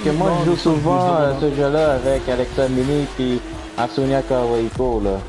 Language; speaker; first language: French; native; French